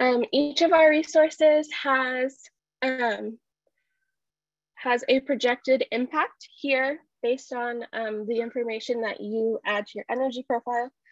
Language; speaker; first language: English; early bilingual, other home language; Spanish